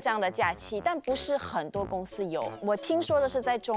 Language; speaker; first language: Chinese; native; Chinese